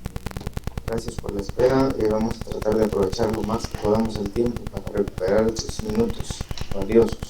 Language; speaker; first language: Spanish; native; Spanish